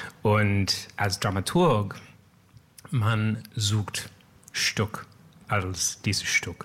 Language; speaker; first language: German; non-native, learner; English